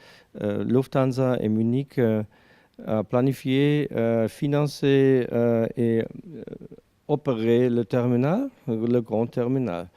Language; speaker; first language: French; non-native, learner; German